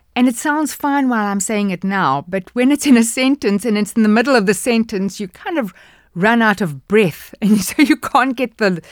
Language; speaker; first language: English; native; English